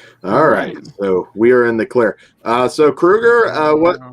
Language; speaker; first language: English; native; English